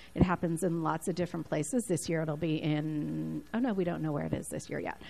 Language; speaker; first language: English; early bilingual, other home language; Spanish